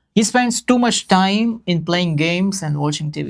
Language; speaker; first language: English; non-native, local second language; Gujarati